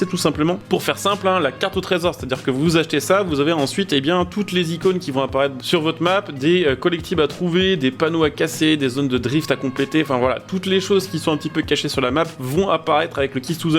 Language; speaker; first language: French; native; French